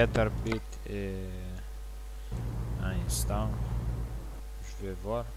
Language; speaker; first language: French; non-native, learner; Romanian